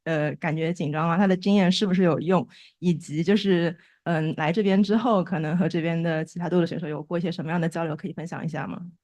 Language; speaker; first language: Chinese; native; Chinese